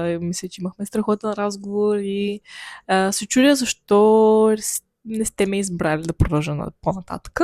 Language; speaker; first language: Bulgarian; native; Bulgarian